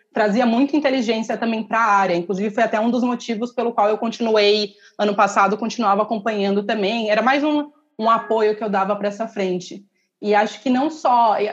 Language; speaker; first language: Portuguese; native; Portuguese